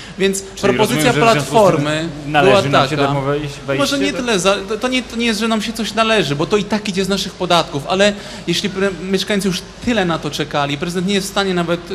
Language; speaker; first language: Polish; native; Polish